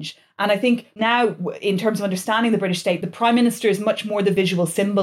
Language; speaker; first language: English; native; English